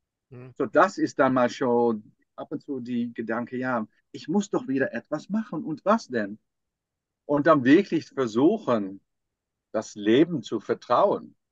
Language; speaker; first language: German; non-native, fluent; Dutch